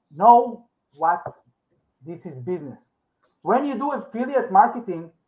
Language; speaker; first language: English; non-native, learner; Hebrew